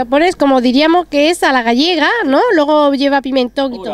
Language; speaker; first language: Spanish; native; Spanish